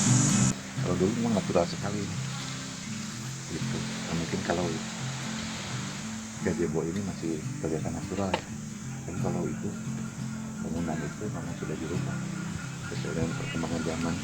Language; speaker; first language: Indonesian; native; Indonesian